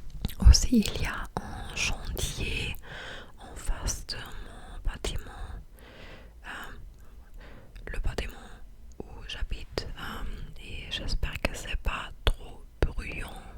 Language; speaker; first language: French; non-native, fluent; English